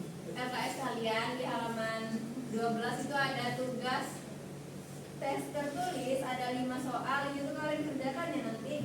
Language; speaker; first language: Indonesian; native; Indonesian